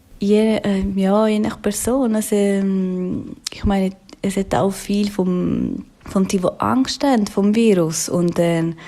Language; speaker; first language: German; non-native, local second language; Italian